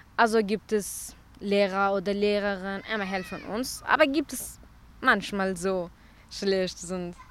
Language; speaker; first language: German; non-native, fluent; Arabic